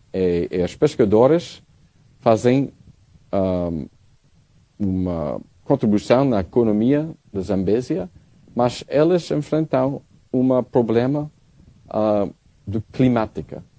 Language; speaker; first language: Portuguese; non-native, learner; English